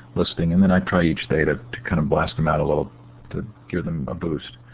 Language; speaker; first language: English; native; English